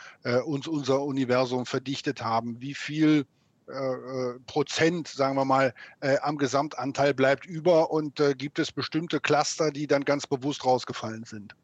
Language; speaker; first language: German; native; German